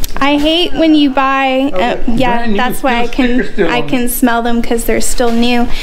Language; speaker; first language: English; native; English